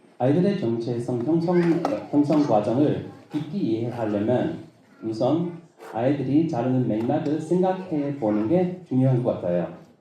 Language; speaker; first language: Korean; non-native, fluent; English